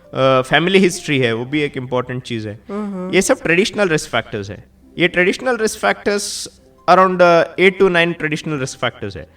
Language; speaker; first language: Hindi; non-native, local second language; Kannada